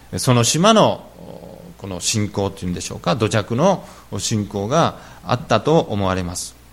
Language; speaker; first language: Japanese; native; Japanese